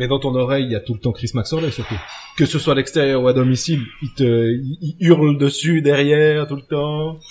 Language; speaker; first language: French; native; French